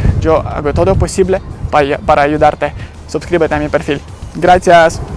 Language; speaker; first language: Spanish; non-native, learner; Ukrainian